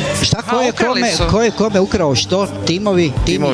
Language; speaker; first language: Croatian; native; Croatian